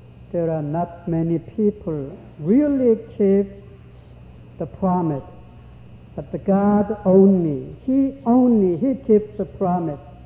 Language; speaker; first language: English; non-native, fluent; Korean